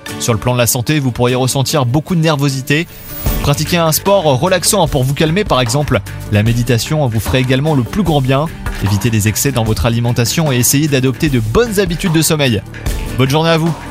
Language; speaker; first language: French; native; French